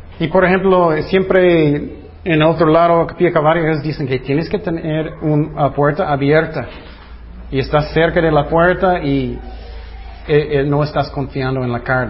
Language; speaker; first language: Spanish; non-native, fluent; English